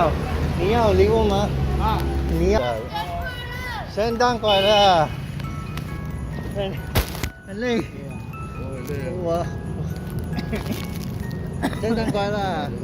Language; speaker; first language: Chinese; non-native, learner; Filipino